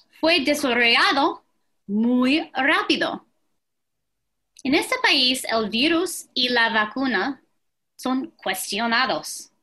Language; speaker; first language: Spanish; non-native, fluent; English